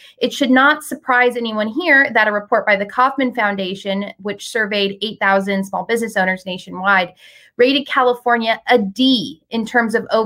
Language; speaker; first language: English; native; English